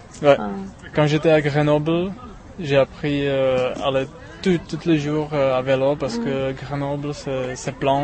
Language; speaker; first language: French; non-native, learner; Czech